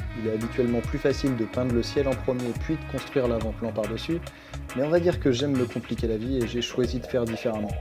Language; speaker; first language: French; native; French